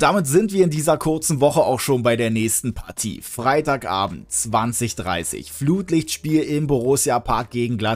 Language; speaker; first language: German; native; German